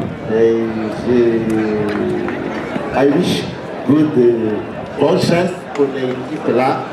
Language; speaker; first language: French; non-native, learner; Portuguese